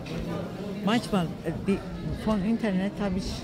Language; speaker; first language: German; non-native, learner; Turkish